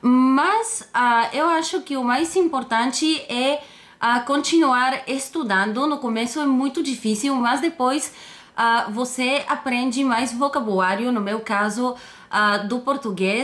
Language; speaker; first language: Portuguese; non-native, fluent; Bulgarian